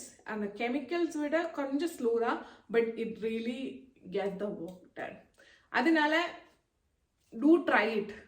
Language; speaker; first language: Tamil; non-native, local second language; Malayalam